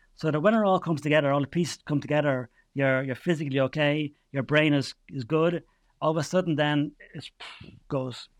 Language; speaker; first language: English; native; English